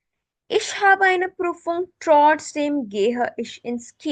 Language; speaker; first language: German; non-native, fluent; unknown